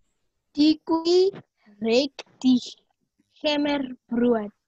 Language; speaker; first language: Afrikaans; non-native, local second language; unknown